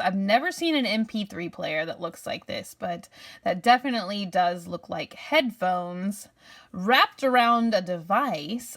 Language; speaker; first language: English; native; English